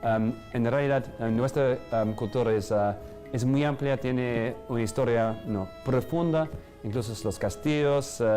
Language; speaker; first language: Spanish; non-native, fluent; English